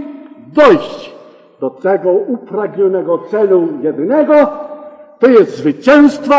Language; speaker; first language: Polish; native; Polish